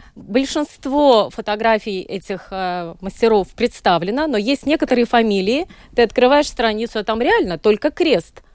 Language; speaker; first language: Russian; native; Russian